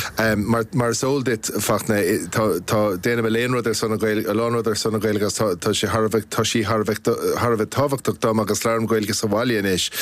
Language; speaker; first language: Irish; non-native, local second language; English